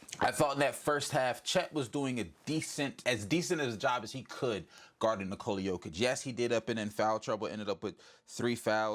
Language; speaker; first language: English; native; English